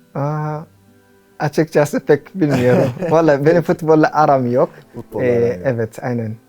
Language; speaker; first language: Turkish; non-native, fluent; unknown